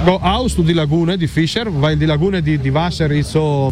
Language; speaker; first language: German; non-native, learner; Italian